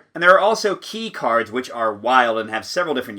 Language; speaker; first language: English; native; English